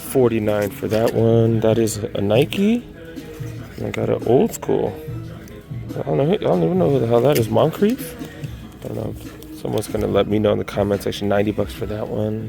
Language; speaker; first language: English; native; English